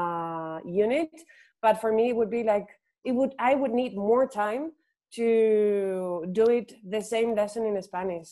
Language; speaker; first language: English; non-native, fluent; Spanish